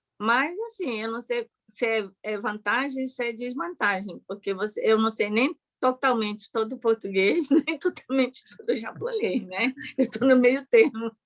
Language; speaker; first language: Portuguese; early bilingual, other home language; Japanese